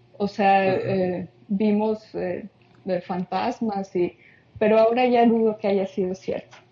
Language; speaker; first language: Spanish; native; Spanish